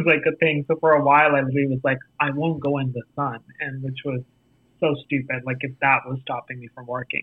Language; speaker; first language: English; non-native, local second language; Hindi